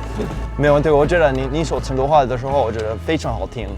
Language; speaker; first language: Chinese; non-native, learner; English